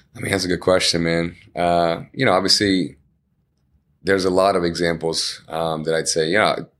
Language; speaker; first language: English; early bilingual, other home language; Spanish